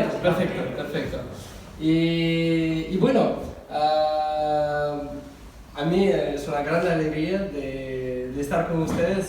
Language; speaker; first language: Spanish; non-native, fluent; Russian